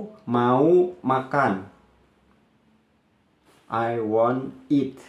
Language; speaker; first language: English; non-native, learner; Indonesian